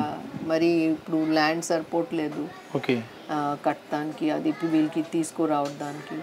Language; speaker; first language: Telugu; non-native, learner; Hindi